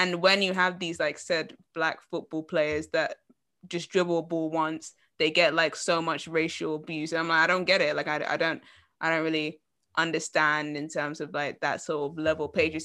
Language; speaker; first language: English; native; English